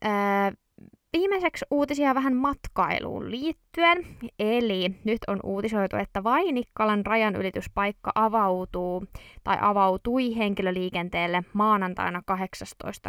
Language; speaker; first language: Finnish; native; Finnish